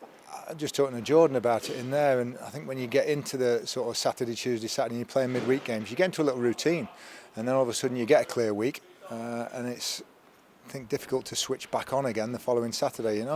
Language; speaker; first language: English; native; English